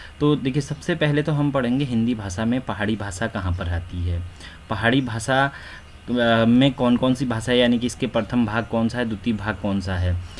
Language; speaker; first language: Hindi; native; Hindi